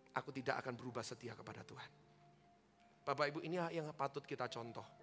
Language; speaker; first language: Indonesian; native; Indonesian